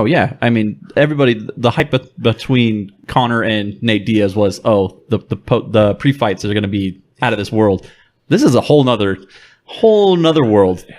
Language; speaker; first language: English; native; English